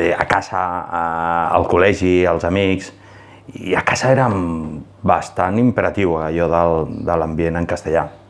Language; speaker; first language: Catalan; non-native, local second language; Spanish